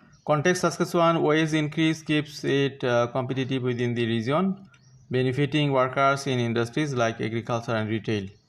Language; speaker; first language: English; non-native, local second language; Bangla